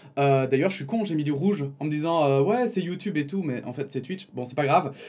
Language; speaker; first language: French; native; French